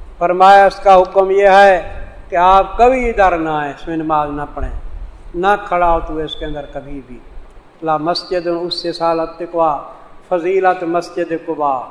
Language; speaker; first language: Urdu; non-native, local second language; Saraiki